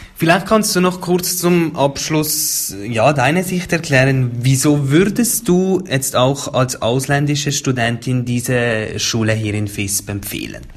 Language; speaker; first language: German; native; German